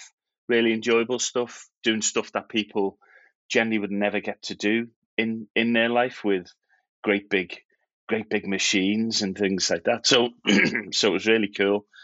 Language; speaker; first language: English; native; English